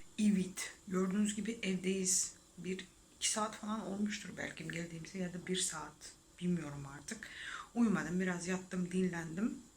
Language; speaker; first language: Turkish; non-native, fluent; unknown